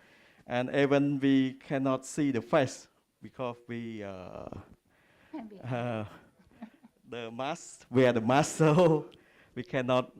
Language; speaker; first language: English; non-native, learner; Khmer